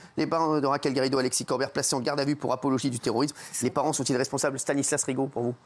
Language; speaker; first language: French; native; French